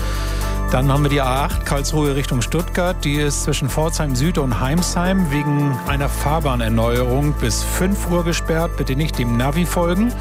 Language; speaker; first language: German; native; German